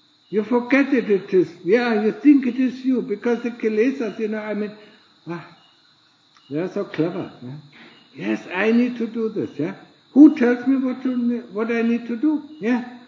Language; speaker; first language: English; non-native, fluent; German